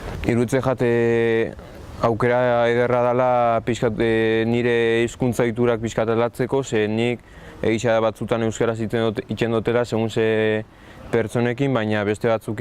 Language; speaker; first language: Basque; native; Basque